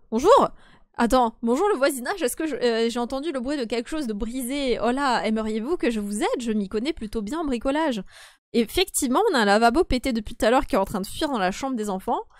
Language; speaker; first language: French; native; French